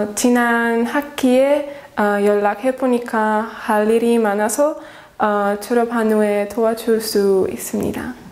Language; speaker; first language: Korean; non-native, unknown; Czech